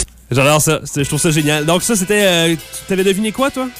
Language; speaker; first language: French; native; French